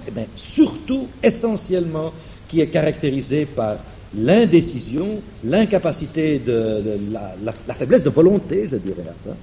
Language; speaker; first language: French; non-native, fluent; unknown